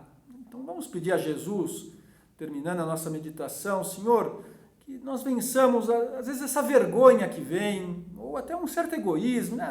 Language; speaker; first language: Portuguese; native; Portuguese